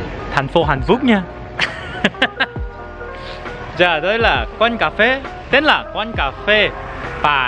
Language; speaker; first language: Vietnamese; non-native, fluent; Korean